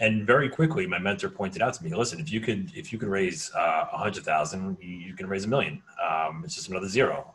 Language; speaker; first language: English; native; English